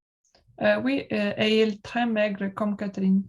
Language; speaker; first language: French; non-native, learner; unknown